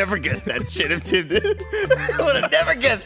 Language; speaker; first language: English; native; English